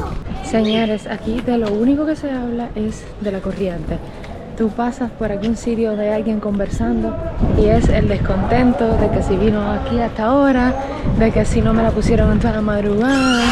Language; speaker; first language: Spanish; native; Spanish